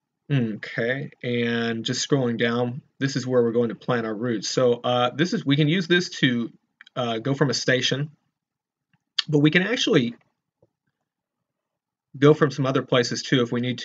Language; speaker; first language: English; native; English